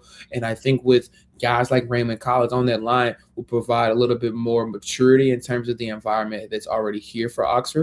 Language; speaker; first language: English; native; English